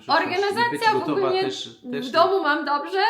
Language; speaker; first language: Polish; non-native, learner; Persian